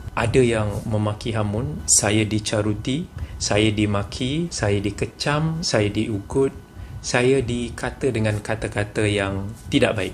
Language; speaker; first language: Malay; native; Malay